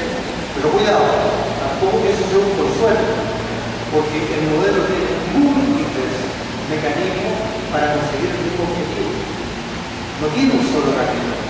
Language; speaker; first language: Spanish; native; Spanish